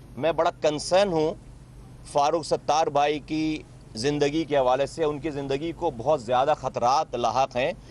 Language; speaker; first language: Urdu; native; Urdu